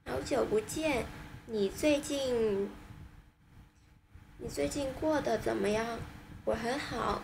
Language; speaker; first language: Chinese; non-native, learner; Vietnamese